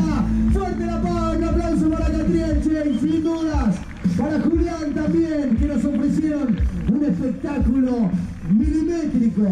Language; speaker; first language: Spanish; native; Spanish